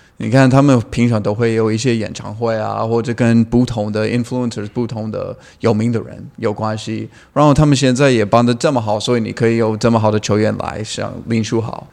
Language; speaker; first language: Chinese; non-native, fluent; English